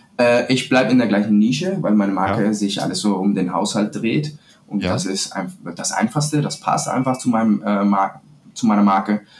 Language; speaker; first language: German; non-native, fluent; Spanish